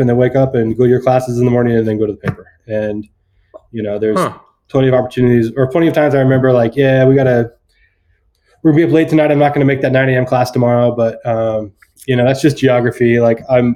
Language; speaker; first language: English; native; English